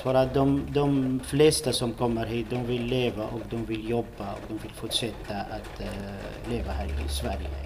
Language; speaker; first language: Swedish; non-native, fluent; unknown